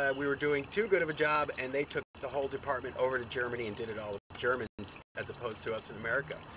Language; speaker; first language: English; native; English